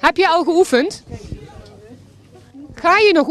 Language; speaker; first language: Dutch; native; Dutch